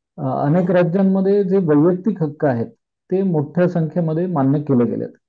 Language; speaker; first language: Marathi; native; Marathi